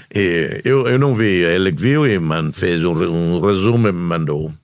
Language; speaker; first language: Portuguese; non-native, fluent; Tetum